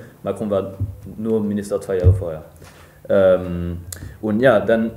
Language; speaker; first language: German; non-native, fluent; French